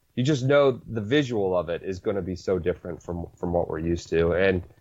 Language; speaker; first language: English; native; English